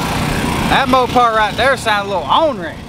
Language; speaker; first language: English; native; English